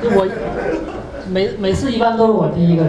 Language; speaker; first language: Chinese; native; Chinese